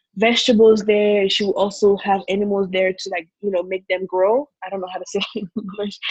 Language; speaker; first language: English; early bilingual, other home language; Kongo